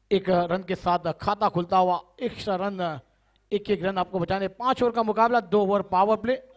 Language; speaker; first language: Hindi; non-native, local second language; Marathi